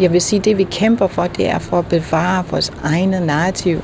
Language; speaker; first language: Danish; non-native, fluent; English